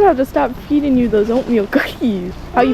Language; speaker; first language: English; native; English